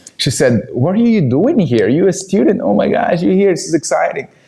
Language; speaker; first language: English; non-native, fluent; Portuguese